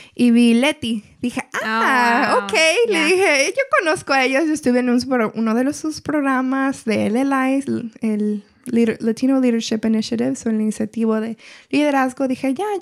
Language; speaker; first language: Spanish; early bilingual, heritage; Spanish